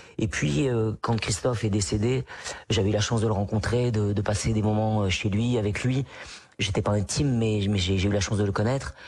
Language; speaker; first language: French; non-native, local second language; Basque